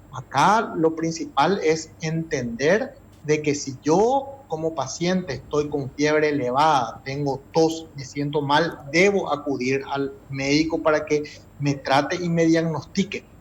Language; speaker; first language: Spanish; native; Spanish